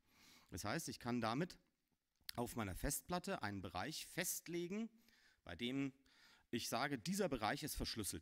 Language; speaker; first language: German; native; German